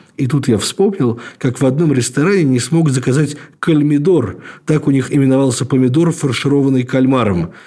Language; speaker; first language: Russian; native; Russian